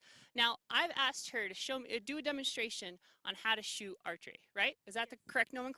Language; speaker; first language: English; native; English